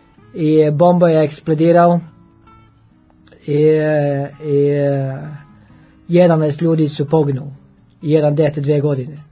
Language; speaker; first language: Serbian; non-native, learner; Norwegian